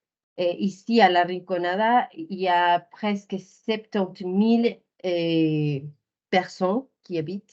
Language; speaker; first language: French; non-native, fluent; Spanish